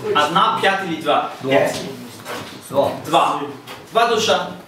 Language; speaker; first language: Russian; non-native, learner; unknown